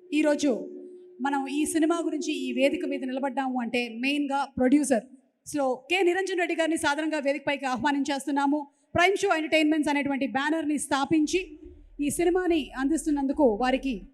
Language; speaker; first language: Telugu; native; Telugu